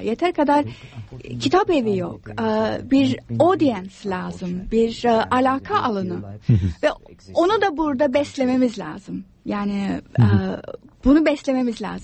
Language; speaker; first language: Turkish; non-native, fluent; English